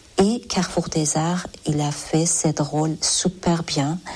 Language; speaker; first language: French; non-native, learner; Persian